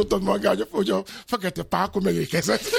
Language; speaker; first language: Hungarian; non-native, fluent; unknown